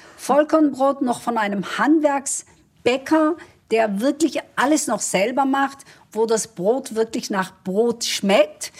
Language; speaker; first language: German; early bilingual, other home language; Kurdish